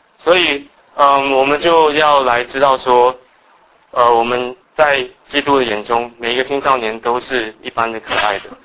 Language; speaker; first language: Chinese; early bilingual, other home language; Cantonese